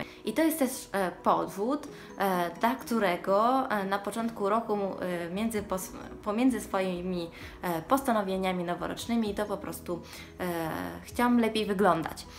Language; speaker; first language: Polish; early bilingual, heritage; Polish